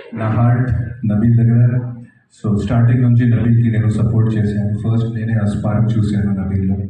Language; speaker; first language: Telugu; non-native, fluent; Hindi